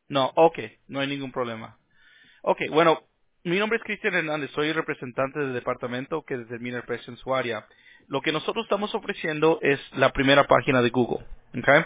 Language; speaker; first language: Spanish; early bilingual, heritage; Spanish